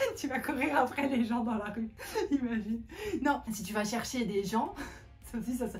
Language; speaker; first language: French; native; French